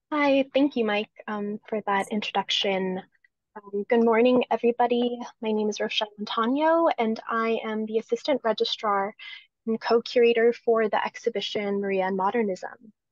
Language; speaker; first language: English; native; English